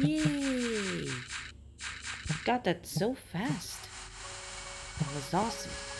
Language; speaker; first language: English; non-native, learner; Portuguese